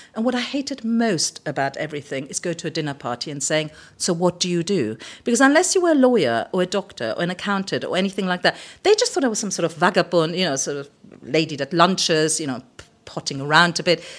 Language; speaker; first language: English; early bilingual, other home language; German